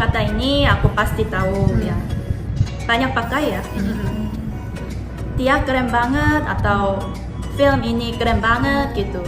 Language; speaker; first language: Indonesian; non-native, fluent; Korean